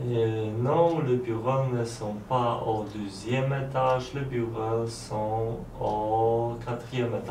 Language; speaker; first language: French; non-native, learner; Polish